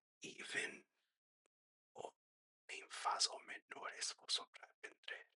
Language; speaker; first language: Portuguese; non-native, learner; English